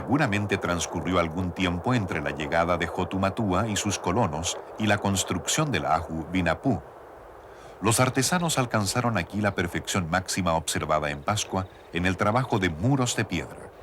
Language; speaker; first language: Spanish; native; Spanish